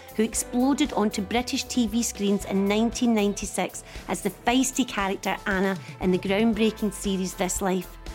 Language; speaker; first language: English; native; English